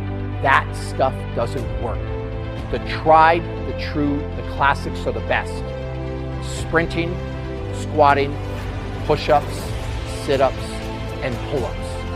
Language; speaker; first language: English; native; English